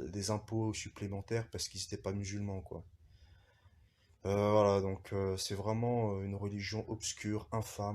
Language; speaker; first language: French; early bilingual, other home language; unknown